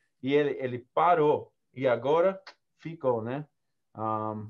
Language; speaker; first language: Portuguese; non-native, learner; English